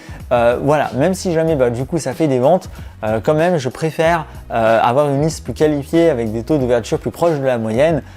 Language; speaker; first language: French; native; French